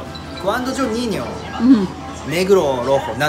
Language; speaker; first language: Spanish; non-native, learner; Japanese